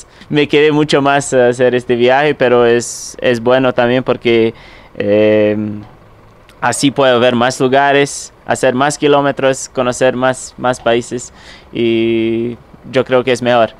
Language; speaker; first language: Spanish; non-native, fluent; Romanian